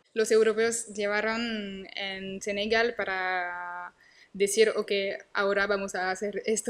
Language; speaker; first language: Spanish; non-native, learner; French